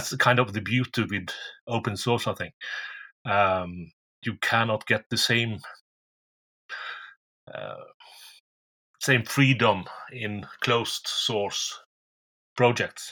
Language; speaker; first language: English; non-native, fluent; Norwegian